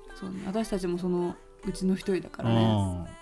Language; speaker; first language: Japanese; native; Japanese